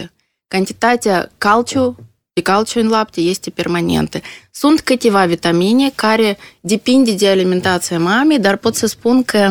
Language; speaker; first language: Romanian; non-native, local second language; Russian